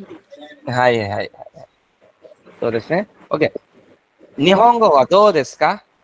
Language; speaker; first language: Japanese; non-native, fluent; Bangla